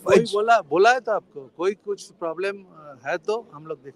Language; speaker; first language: Hindi; non-native, local second language; Bangla